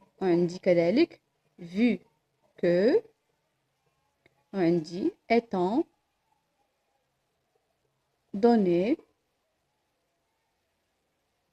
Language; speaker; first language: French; non-native, local second language; Arabic